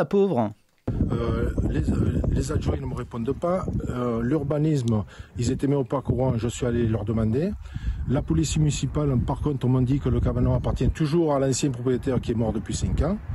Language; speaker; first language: French; native; French